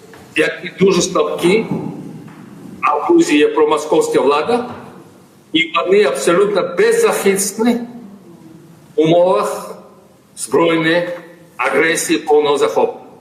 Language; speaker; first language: Ukrainian; non-native, fluent; Georgian